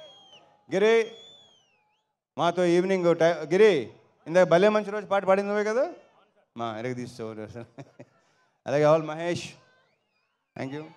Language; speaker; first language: Telugu; native; Telugu